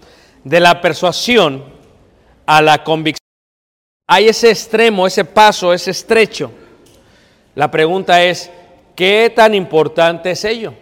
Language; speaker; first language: Spanish; native; Spanish